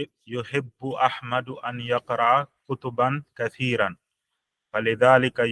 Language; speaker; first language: Arabic; non-native, learner; English